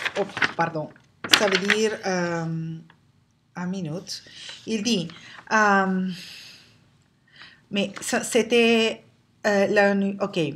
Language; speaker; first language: French; non-native, learner; Spanish